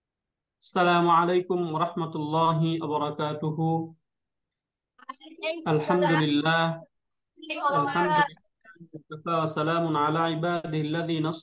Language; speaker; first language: Arabic; non-native, fluent; Bangla